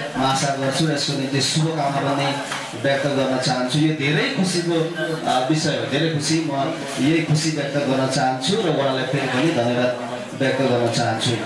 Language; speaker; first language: Nepali; non-native, local second language; Limbu